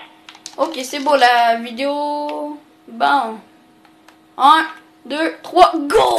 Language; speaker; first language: French; native; French